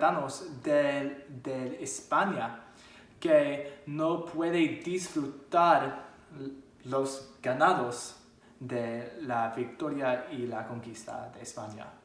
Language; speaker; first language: Spanish; non-native, learner; English